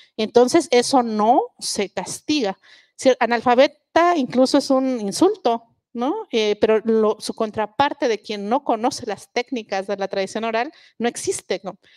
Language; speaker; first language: Spanish; non-native, local second language; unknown